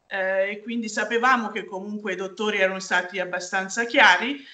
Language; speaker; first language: Italian; native; Italian